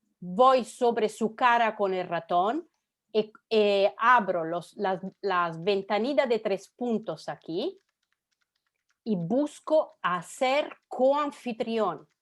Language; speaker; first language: Spanish; non-native, fluent; Italian